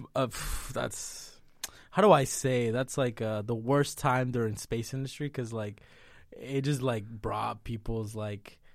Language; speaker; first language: English; early bilingual, other home language; Spanish